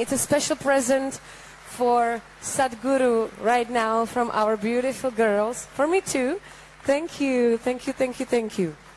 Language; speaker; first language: English; non-native, learner; Czech